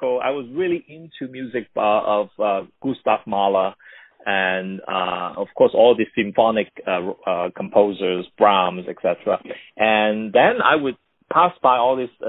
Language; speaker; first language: English; non-native, local second language; Cantonese